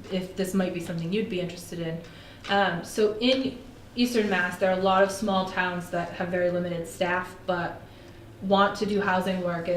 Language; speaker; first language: English; native; English